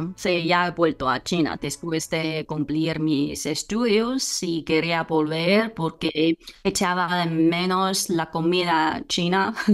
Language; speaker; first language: Spanish; non-native, fluent; Chinese